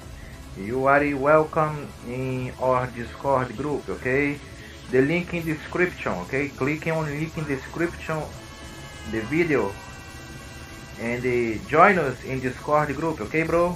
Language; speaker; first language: English; non-native, learner; Portuguese